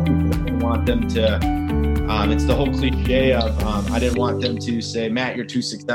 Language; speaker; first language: English; native; English